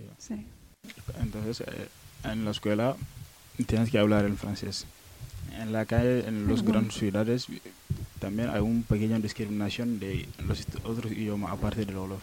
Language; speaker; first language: Spanish; non-native, learner; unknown